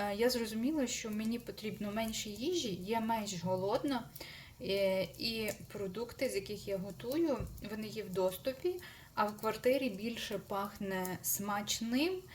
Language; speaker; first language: Ukrainian; non-native, local second language; Russian